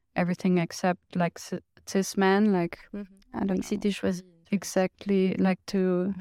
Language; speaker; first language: English; non-native, fluent; German